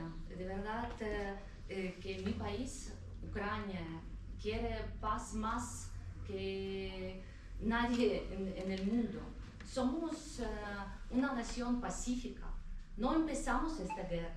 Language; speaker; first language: Spanish; non-native, fluent; Ukrainian